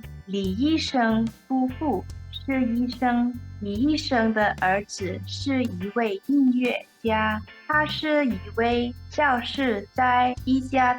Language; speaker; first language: Chinese; non-native, learner; English